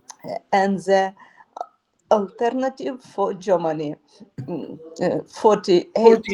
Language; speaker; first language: English; non-native, learner; Ukrainian